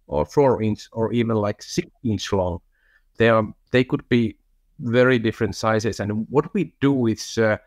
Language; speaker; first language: English; non-native, fluent; Finnish